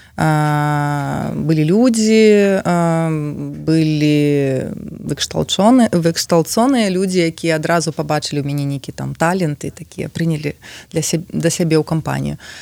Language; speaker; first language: Belarusian; non-native, local second language; Russian